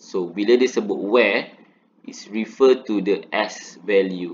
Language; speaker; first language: English; non-native, local second language; Malay